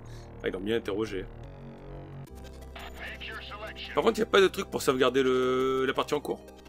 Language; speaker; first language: French; native; French